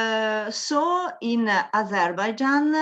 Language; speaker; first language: English; non-native, learner; Italian